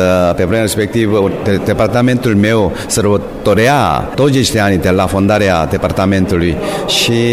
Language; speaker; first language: Romanian; non-native, fluent; Korean